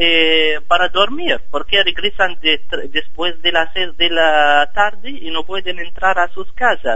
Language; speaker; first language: Spanish; non-native, fluent; Arabic